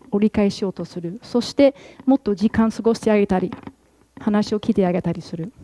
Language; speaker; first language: Japanese; non-native, fluent; English